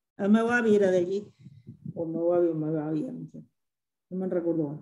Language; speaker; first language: Catalan; non-native, fluent; Spanish